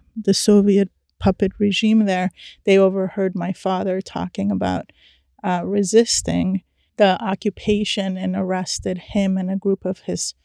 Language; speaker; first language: English; early bilingual, other home language; Persian